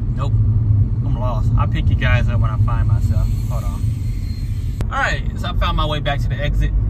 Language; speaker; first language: English; native; English